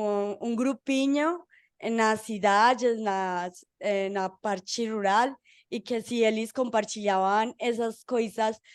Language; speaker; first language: Portuguese; non-native, fluent; Spanish